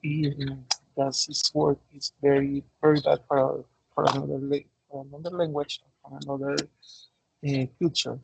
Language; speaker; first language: English; non-native, learner; Spanish